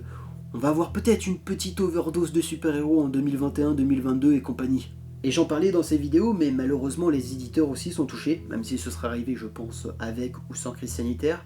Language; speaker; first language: French; native; French